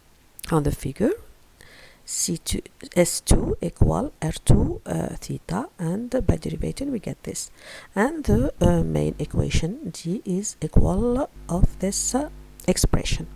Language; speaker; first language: English; non-native, fluent; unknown